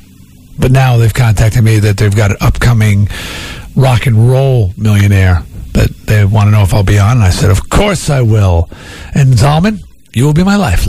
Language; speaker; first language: English; native; English